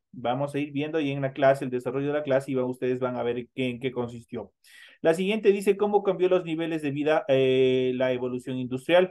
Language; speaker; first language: Spanish; native; Spanish